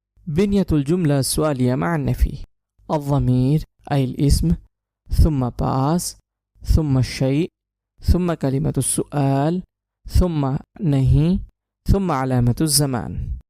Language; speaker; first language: Arabic; non-native, fluent; Urdu